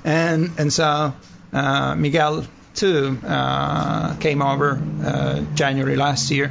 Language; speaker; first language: English; non-native, fluent; Italian